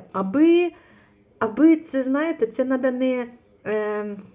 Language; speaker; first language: Ukrainian; non-native, local second language; Russian